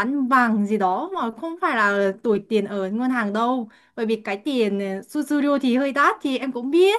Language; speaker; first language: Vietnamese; non-native, learner; Korean